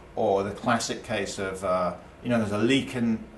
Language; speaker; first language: English; native; English